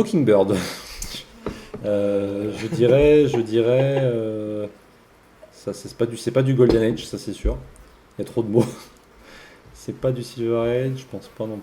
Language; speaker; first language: French; native; French